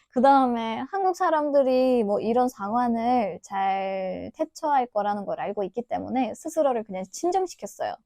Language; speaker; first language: Korean; non-native, fluent; Turkish